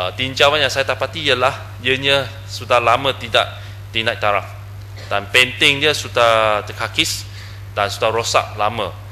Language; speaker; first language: Malay; non-native, local second language; Chinese